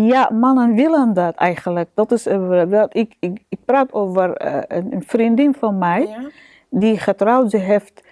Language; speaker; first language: Dutch; non-native, learner; Arabic